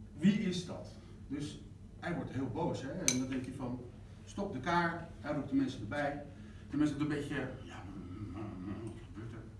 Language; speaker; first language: Dutch; non-native, fluent; Spanish